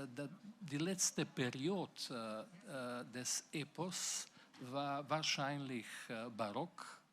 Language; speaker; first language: German; non-native, fluent; Slovenian